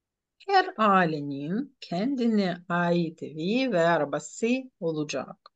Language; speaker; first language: Turkish; non-native, fluent; Ukrainian